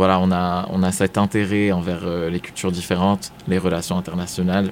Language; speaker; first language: French; non-native, local second language; Arabic